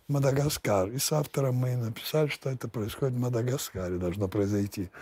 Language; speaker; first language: Russian; non-native, fluent; Lithuanian